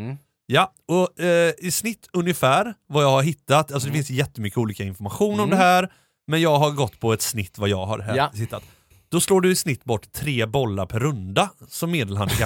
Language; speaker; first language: Swedish; native; Swedish